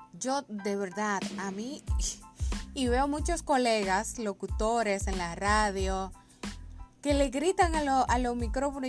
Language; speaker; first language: Spanish; native; Spanish